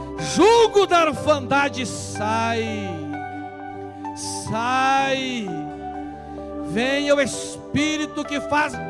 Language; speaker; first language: Portuguese; native; Portuguese